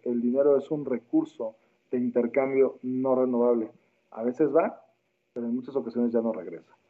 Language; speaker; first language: Spanish; native; Spanish